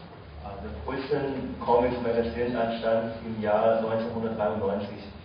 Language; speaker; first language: German; non-native, fluent; Chinese